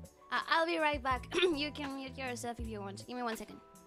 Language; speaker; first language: English; non-native, fluent; Spanish